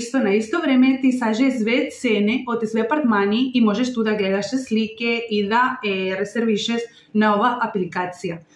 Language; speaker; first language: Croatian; non-native, learner; Spanish